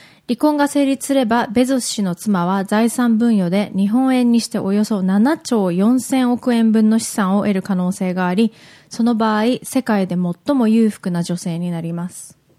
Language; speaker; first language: Japanese; native; Japanese